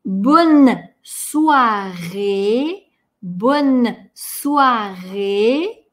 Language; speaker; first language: French; non-native, fluent; Russian